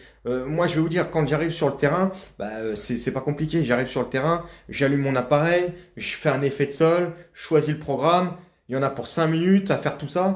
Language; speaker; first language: French; native; French